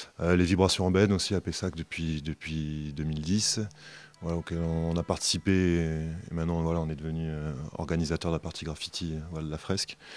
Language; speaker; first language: French; native; French